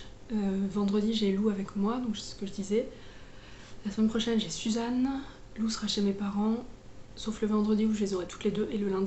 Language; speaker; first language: French; native; French